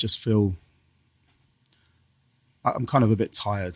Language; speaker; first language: English; native; English